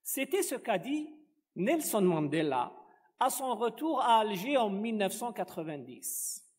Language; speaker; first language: French; non-native, local second language; Arabic